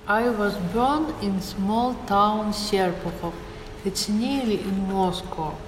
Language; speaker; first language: English; non-native, learner; Russian